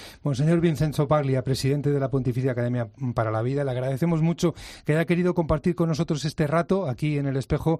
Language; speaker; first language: Spanish; native; Spanish